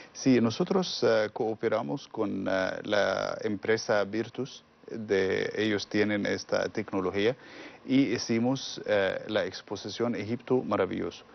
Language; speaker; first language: Spanish; non-native, learner; Arabic